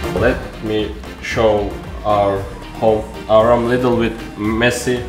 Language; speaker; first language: English; non-native, learner; Turkish